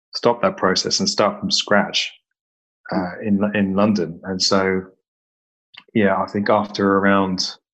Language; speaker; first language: English; native; English